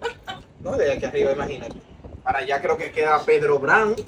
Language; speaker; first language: Spanish; native; Spanish